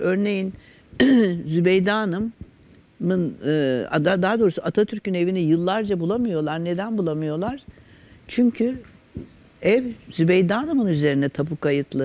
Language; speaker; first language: Turkish; native; Turkish